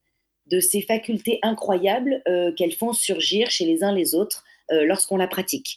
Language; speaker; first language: French; native; French